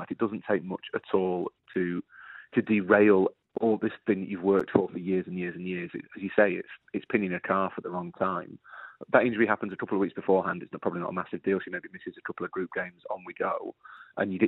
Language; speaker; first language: English; native; English